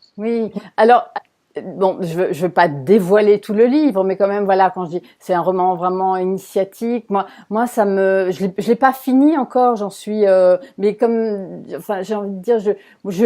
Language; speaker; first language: French; native; French